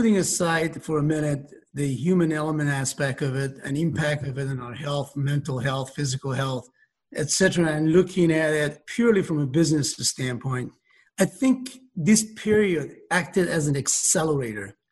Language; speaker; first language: English; non-native, fluent; Persian